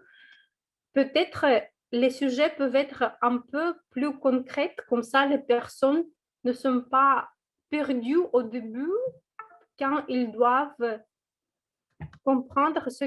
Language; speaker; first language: French; non-native, fluent; Russian